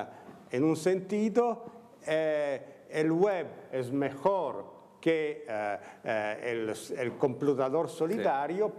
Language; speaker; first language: Spanish; non-native, learner; Italian